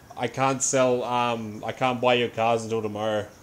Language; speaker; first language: English; native; English